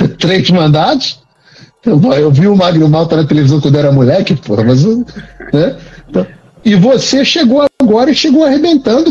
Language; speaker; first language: Portuguese; native; Portuguese